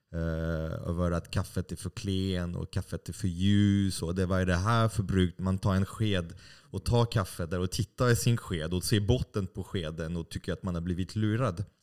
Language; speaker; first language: Swedish; non-native, fluent; French